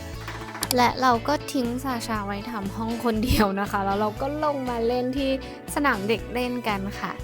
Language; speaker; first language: Thai; native; Thai